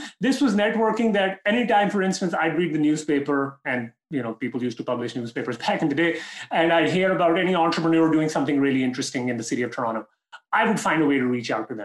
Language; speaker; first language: English; non-native, local second language; Urdu